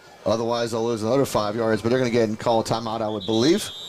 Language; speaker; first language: English; native; English